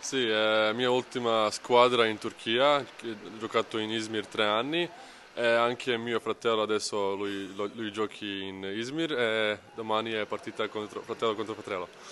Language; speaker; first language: Italian; non-native, learner; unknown